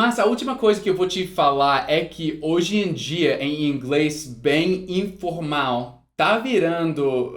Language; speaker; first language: Portuguese; non-native, fluent; English